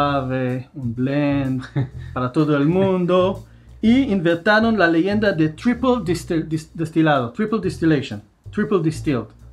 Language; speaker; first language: Spanish; non-native, fluent; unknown